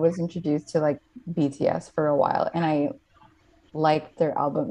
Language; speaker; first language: English; non-native, local second language; Filipino